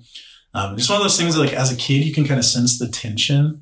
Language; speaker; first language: English; native; English